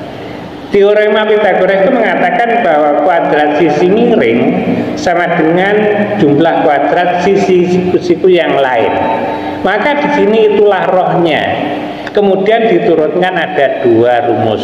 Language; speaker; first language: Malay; non-native, local second language; Javanese